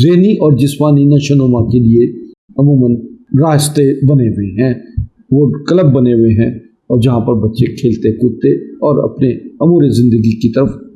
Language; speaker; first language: Urdu; native; Urdu